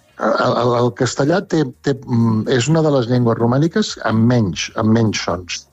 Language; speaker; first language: Catalan; native; Catalan